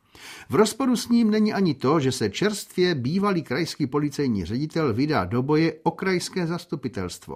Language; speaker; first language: Czech; native; Czech